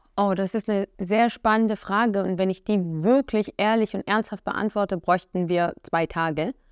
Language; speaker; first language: German; early bilingual, other home language; Arabic